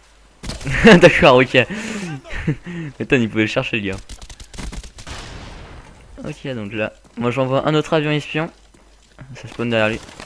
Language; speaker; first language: French; native; French